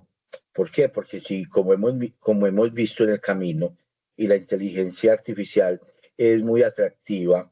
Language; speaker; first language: Spanish; native; Spanish